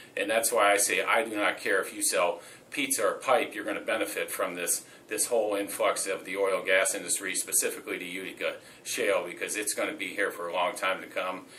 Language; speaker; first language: English; native; English